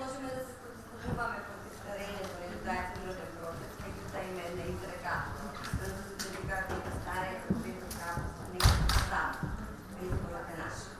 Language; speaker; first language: Macedonian; native; Macedonian